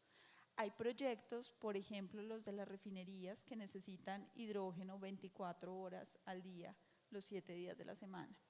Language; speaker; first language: Spanish; native; Spanish